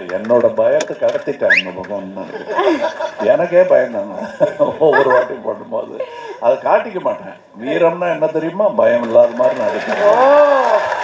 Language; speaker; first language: Tamil; native; Tamil